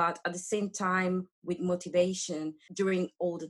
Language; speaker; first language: English; non-native, fluent; Italian